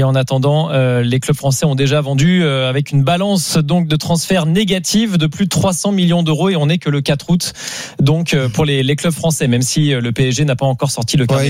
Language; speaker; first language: French; native; French